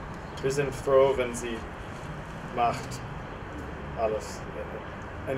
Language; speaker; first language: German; non-native, fluent; English